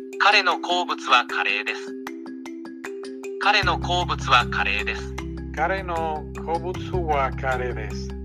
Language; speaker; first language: Japanese; non-native, learner; English